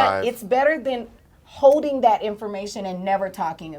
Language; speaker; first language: English; native; English